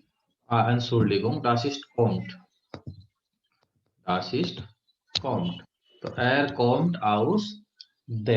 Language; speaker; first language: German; non-native, fluent; Hindi